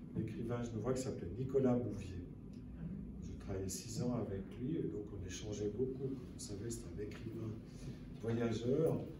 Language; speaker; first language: French; native; French